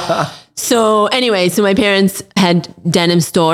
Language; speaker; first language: English; early bilingual, other home language; Polish